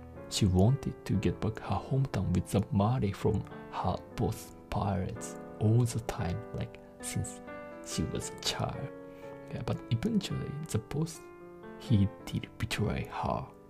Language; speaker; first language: English; non-native, fluent; Japanese